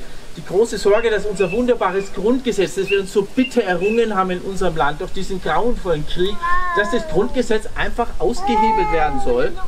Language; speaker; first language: German; native; German